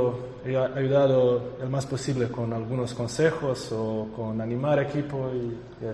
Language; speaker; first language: Spanish; non-native, fluent; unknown